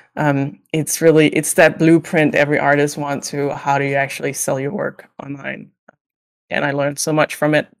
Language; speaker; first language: English; non-native, fluent; Danish